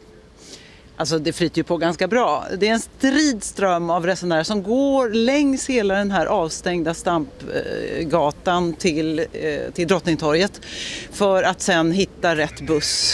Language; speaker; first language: Swedish; native; Swedish